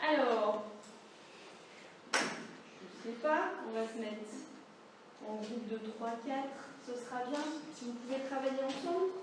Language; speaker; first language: French; native; French